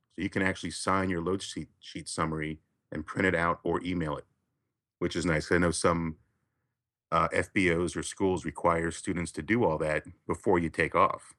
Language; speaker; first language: English; native; English